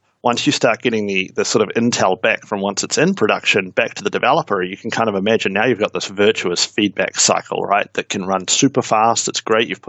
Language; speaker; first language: English; native; English